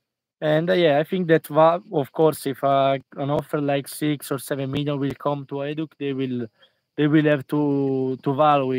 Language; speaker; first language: English; non-native, fluent; Italian